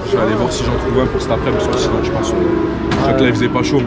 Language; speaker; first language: French; native; French